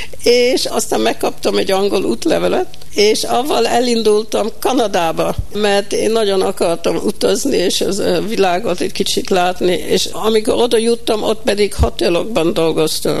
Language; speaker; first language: Hungarian; early bilingual, heritage; Hungarian